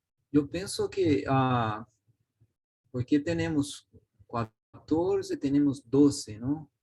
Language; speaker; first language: Spanish; non-native, learner; Portuguese